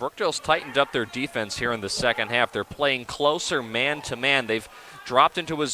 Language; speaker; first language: English; native; English